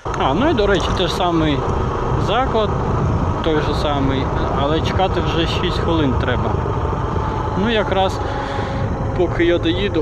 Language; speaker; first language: Ukrainian; non-native, local second language; Russian